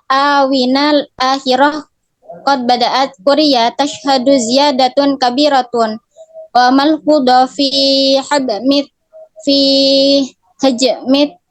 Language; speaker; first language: Arabic; non-native, learner; Indonesian